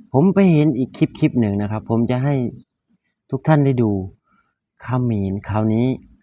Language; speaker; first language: Thai; native; Thai